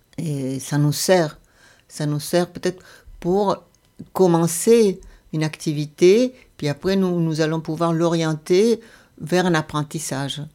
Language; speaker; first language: French; non-native, fluent; Spanish